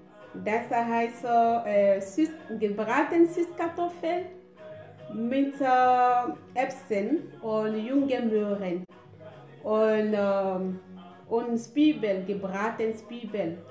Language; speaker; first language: German; non-native, learner; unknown